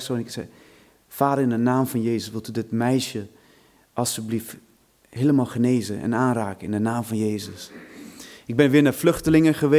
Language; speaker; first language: Dutch; non-native, fluent; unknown